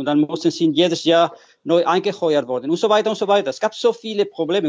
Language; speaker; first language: German; non-native, fluent; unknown